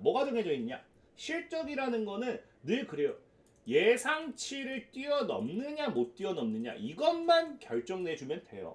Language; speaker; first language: Korean; native; Korean